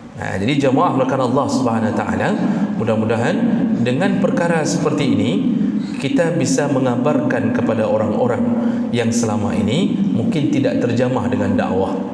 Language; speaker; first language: Malay; non-native, local second language; Achinese